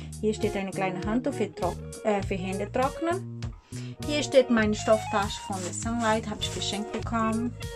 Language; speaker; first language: German; non-native, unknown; Portuguese